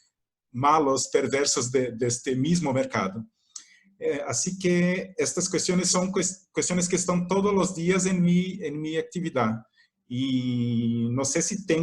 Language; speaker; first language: Spanish; non-native, fluent; Portuguese